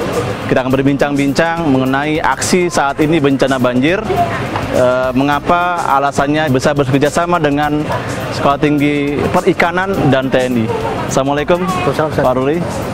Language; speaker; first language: Indonesian; native; Indonesian